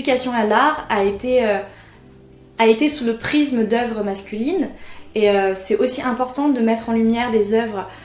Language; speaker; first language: French; native; French